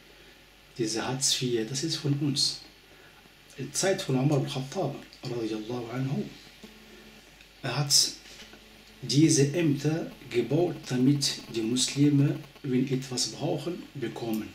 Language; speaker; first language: German; non-native, fluent; Arabic